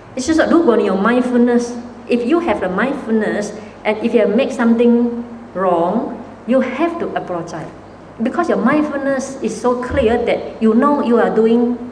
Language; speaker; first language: English; non-native, local second language; Chinese